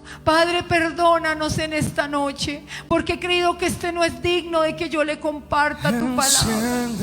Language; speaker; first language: Spanish; native; Spanish